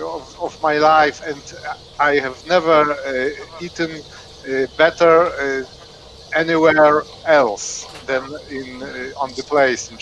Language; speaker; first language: English; non-native, fluent; Polish